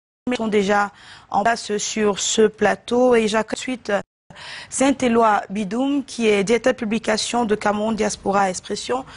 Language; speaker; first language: French; native; French